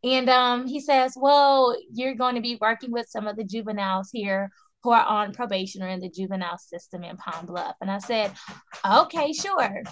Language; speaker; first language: English; native; English